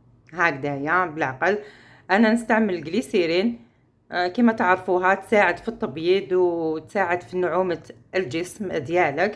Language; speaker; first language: Arabic; native; Arabic